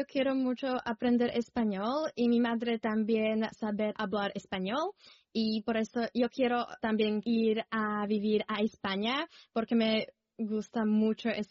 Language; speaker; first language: Spanish; non-native, learner; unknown